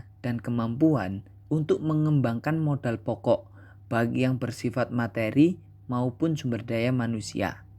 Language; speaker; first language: Indonesian; native; Indonesian